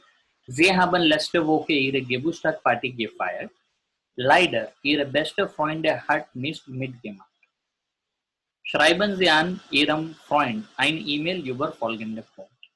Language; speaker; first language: German; non-native, learner; Gujarati